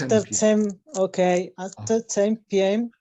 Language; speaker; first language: English; non-native, learner; Spanish